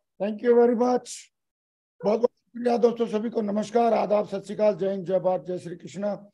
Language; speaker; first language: Hindi; native; Hindi